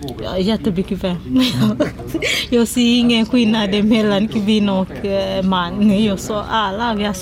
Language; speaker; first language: Swedish; non-native, learner; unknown